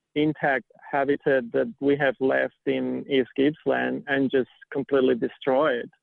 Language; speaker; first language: English; non-native, fluent; Catalan